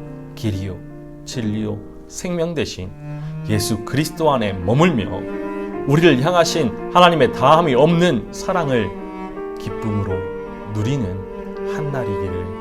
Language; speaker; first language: Korean; native; Korean